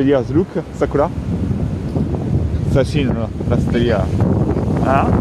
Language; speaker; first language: English; non-native, learner; French